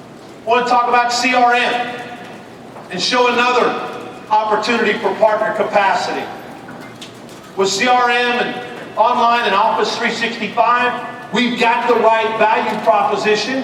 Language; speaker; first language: English; native; English